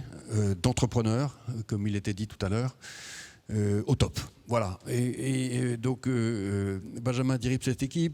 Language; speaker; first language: French; native; French